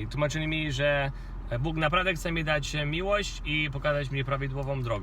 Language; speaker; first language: Polish; non-native, fluent; Kinyarwanda